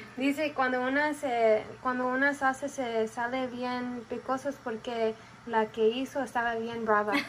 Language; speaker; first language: Spanish; early bilingual, other home language; English